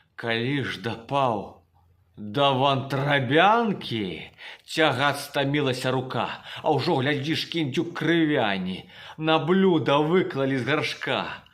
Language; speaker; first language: Belarusian; native; Belarusian